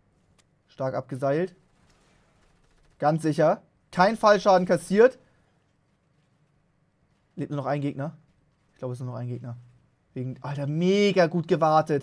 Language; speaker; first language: German; native; German